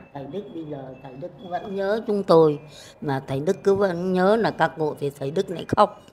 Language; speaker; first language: Vietnamese; native; Vietnamese